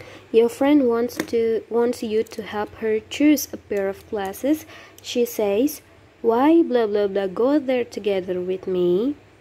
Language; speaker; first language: English; non-native, fluent; Indonesian